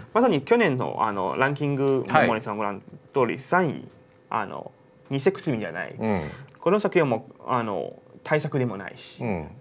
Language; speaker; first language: Japanese; non-native, fluent; Chinese